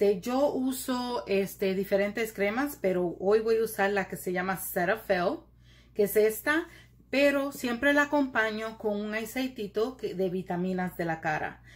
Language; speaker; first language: Spanish; early bilingual, heritage; Spanish